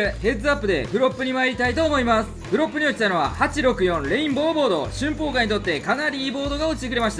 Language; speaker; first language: Japanese; native; Japanese